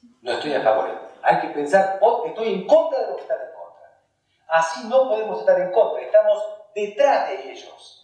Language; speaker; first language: Spanish; early bilingual, other home language; Hungarian